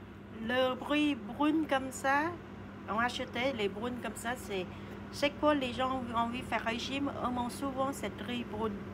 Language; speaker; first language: French; non-native, learner; Vietnamese